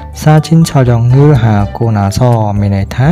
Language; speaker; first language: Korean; non-native, fluent; Khmer